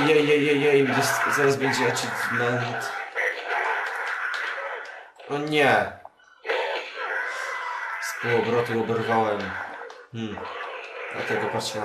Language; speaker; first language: Polish; native; Polish